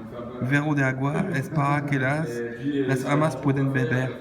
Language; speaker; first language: Spanish; non-native, learner; French